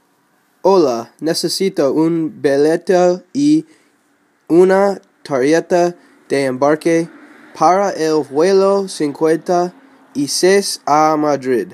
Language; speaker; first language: Spanish; non-native, learner; English